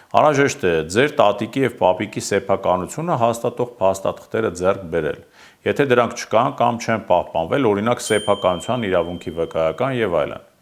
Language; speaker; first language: Armenian; native; Armenian